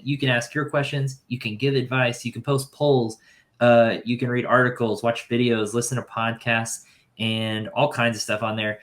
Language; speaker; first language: English; native; English